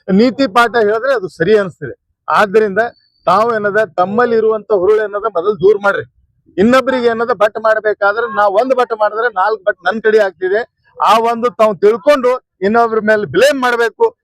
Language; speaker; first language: Kannada; non-native, local second language; Urdu